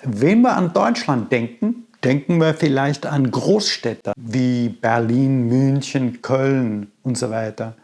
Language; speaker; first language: German; non-native, fluent; English